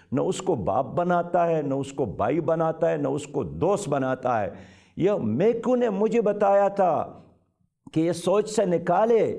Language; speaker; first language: Urdu; non-native, local second language; Pashto